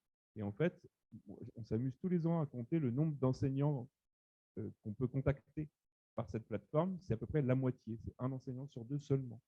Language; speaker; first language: French; native; French